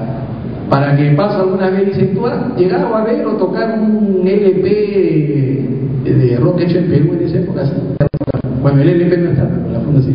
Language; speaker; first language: Spanish; native; Spanish